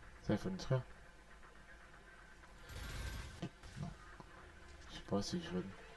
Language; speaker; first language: French; native; French